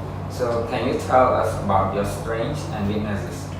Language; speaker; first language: English; non-native, learner; Khmer